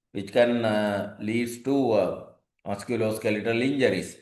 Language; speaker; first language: English; non-native, local second language; Sinhala